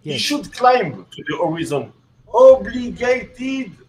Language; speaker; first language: English; non-native, learner; French